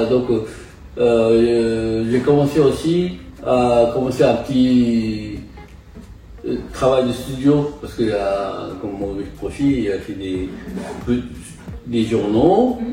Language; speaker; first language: French; non-native, fluent; Japanese